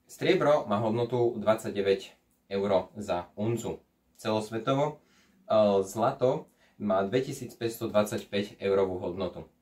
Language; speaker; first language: Slovak; native; Slovak